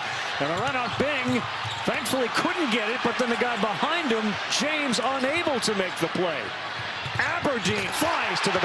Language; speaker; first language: English; native; English